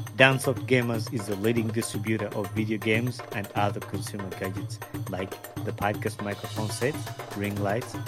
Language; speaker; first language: English; non-native, local second language; Ganda